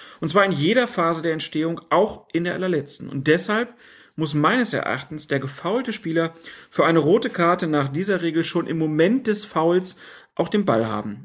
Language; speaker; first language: German; native; German